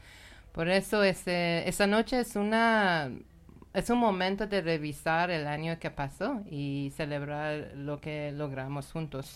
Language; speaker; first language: Spanish; non-native, learner; Persian